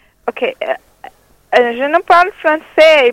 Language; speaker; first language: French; non-native, learner; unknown